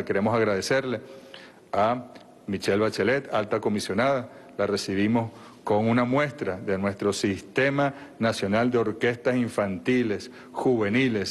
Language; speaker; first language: Spanish; native; Spanish